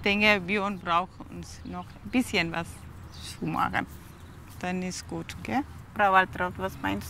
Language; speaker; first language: German; non-native, learner; Tamil